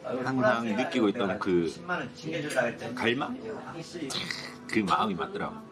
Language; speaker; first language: Korean; native; Korean